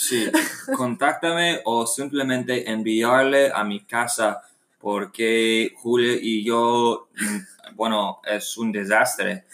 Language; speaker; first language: Spanish; non-native, learner; English